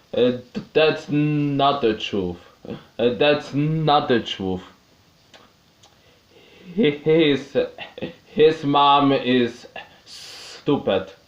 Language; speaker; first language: English; non-native, learner; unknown